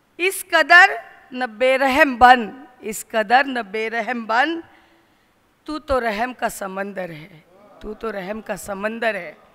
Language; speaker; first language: Hindi; non-native, local second language; Marathi